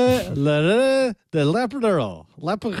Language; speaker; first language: French; non-native, learner; English